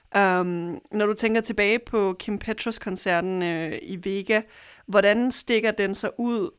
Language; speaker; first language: Danish; native; Danish